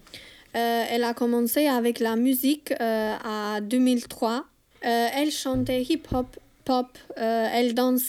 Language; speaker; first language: French; non-native, learner; Albanian